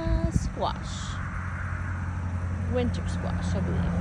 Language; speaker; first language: English; native; English